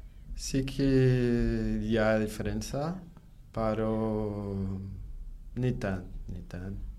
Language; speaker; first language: Catalan; non-native, learner; Portuguese